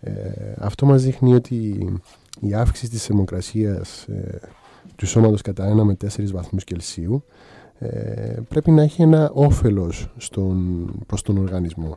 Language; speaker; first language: Greek; native; Greek